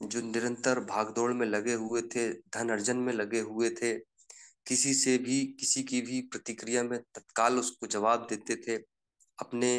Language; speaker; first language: Hindi; native; Hindi